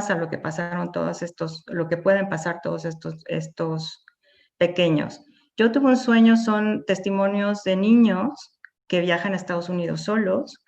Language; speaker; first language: Spanish; native; Spanish